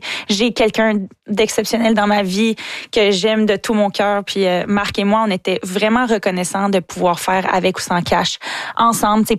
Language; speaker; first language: French; native; French